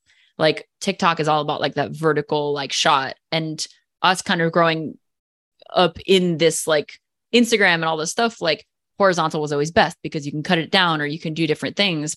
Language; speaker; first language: English; native; English